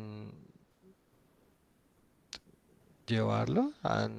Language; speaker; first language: English; non-native, learner; Spanish